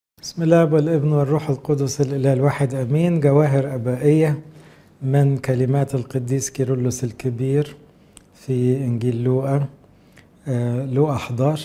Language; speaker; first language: Arabic; native; Arabic